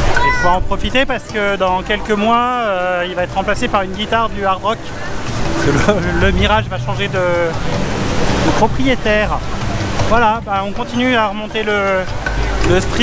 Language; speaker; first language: French; native; French